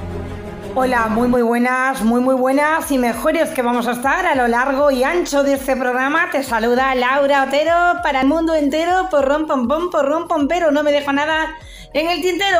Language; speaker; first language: Spanish; native; Spanish